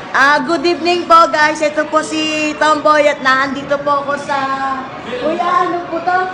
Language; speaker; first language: Filipino; native; Filipino